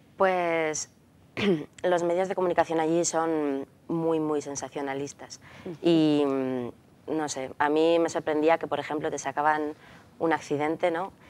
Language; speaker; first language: Spanish; native; Spanish